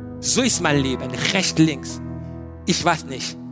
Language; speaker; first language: German; non-native, learner; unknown